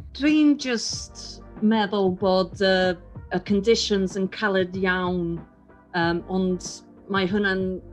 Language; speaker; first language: Welsh; non-native, learner; English